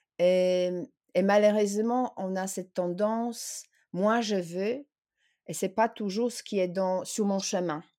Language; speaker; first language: French; non-native, fluent; Polish